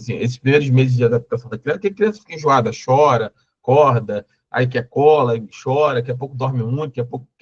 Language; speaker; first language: Portuguese; native; Portuguese